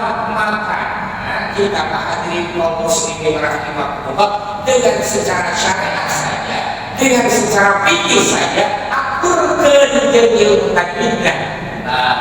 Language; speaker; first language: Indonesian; non-native, local second language; Sundanese